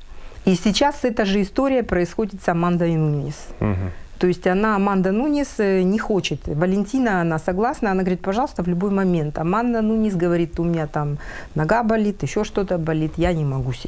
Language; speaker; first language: Russian; native; Russian